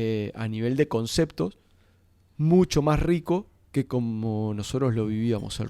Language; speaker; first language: Spanish; native; Spanish